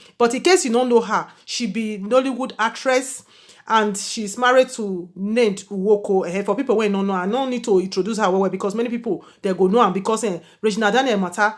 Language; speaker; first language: Nigerian Pidgin; native; Nigerian Pidgin